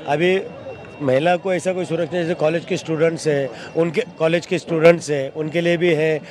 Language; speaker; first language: Hindi; non-native, local second language; Marathi